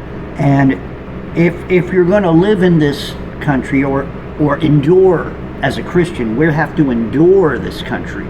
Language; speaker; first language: English; native; English